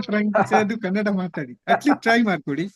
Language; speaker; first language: Kannada; non-native, learner; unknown